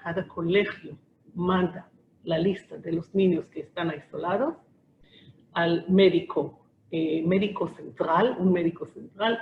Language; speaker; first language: Spanish; non-native, fluent; Hebrew